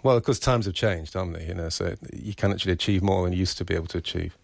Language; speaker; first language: English; native; English